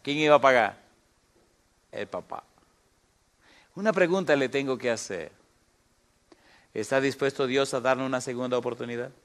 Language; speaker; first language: Spanish; native; Spanish